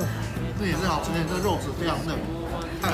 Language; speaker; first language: Chinese; native; Chinese